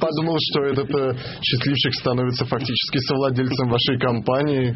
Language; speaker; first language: Russian; native; Russian